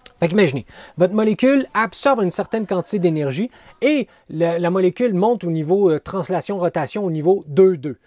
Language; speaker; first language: French; native; French